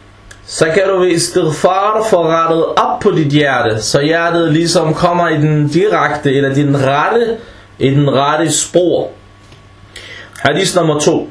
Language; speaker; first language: Danish; early bilingual, other home language; Arabic